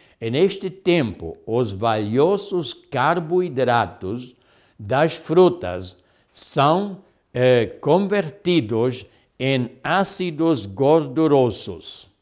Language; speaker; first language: Portuguese; non-native, fluent; German